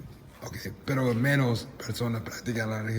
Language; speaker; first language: Spanish; non-native, learner; English